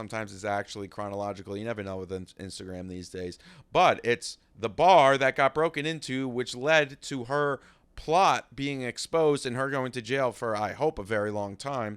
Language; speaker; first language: English; native; English